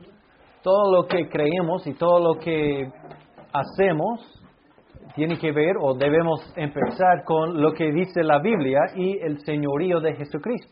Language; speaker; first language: Spanish; non-native, fluent; English